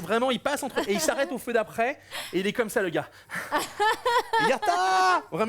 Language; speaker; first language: French; native; French